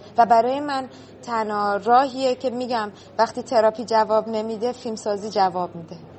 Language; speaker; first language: Persian; native; Persian